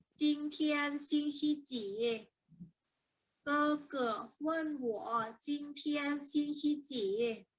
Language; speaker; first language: Chinese; non-native, fluent; Thai